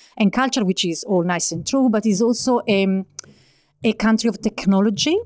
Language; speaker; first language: English; non-native, fluent; Italian